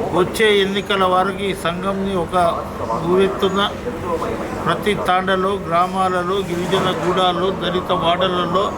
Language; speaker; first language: Telugu; non-native, local second language; Lambadi